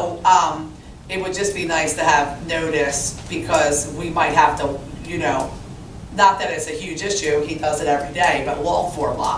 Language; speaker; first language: English; native; English